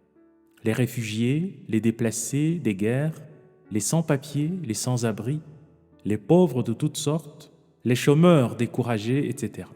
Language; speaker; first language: French; non-native, local second language; Kinyarwanda